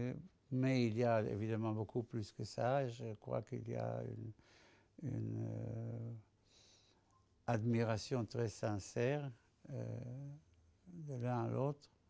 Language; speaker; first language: French; non-native, fluent; Spanish